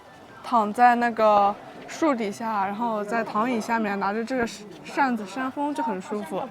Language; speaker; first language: Chinese; native; Chinese